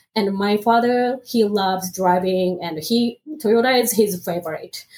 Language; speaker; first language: English; non-native, fluent; Japanese